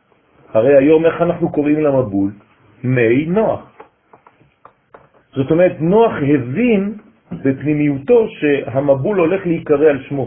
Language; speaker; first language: Hebrew; non-native, fluent; French